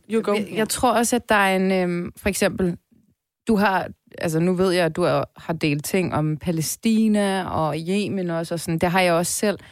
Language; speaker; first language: Danish; early bilingual, other home language; Turkish